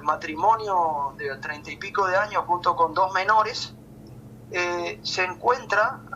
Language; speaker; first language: Spanish; native; Spanish